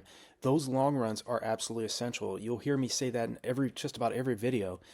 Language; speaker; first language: English; native; English